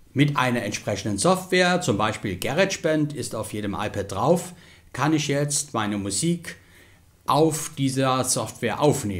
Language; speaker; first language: German; native; German